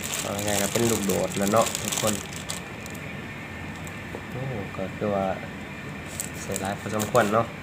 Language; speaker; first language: Thai; non-native, local second language; Northeastern Thai